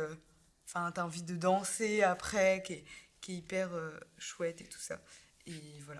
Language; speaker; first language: French; native; French